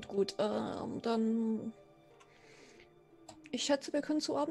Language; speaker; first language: German; native; German